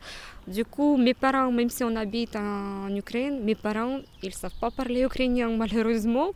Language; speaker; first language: French; non-native, fluent; Russian